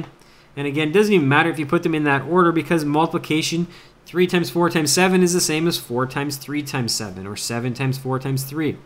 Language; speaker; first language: English; native; English